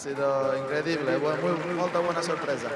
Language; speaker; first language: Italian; non-native, learner; Spanish